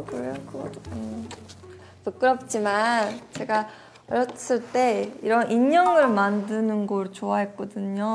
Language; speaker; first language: Korean; non-native, fluent; Japanese